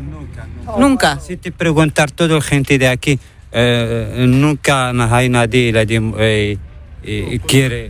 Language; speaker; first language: Spanish; non-native, learner; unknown